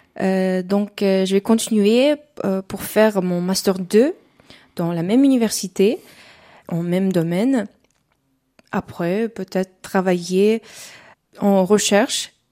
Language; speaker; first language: French; non-native, fluent; Uzbek